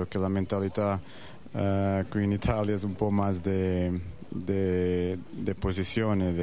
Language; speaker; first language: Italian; non-native, learner; Portuguese